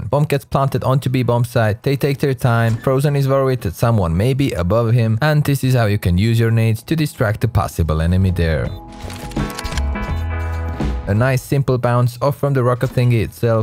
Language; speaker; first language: English; non-native, fluent; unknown